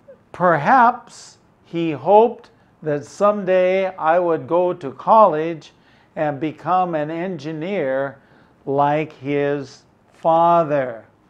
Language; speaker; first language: English; native; English